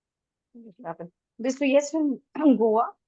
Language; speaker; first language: German; non-native, local second language; Marathi